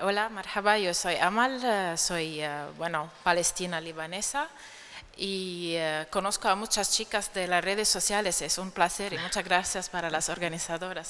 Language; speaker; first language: Spanish; non-native, fluent; Arabic